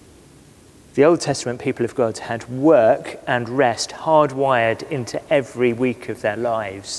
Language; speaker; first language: English; native; English